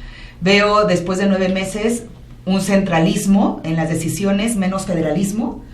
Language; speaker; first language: Spanish; native; Spanish